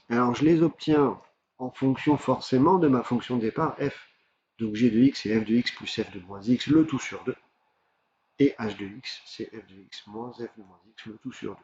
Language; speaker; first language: French; native; French